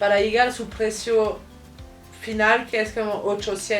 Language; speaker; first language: Spanish; non-native, fluent; French